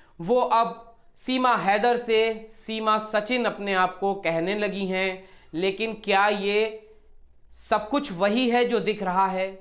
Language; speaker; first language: Hindi; native; Hindi